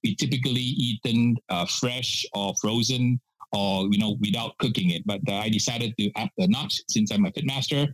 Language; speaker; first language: English; non-native, local second language; Min Nan Chinese